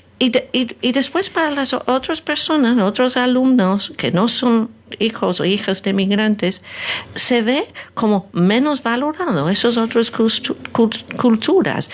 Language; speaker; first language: Spanish; non-native, fluent; English